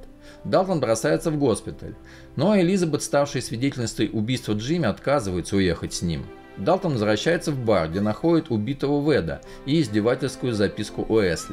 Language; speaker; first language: Russian; native; Russian